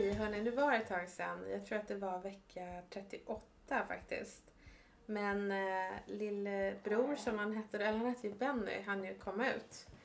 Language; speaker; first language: Swedish; native; Swedish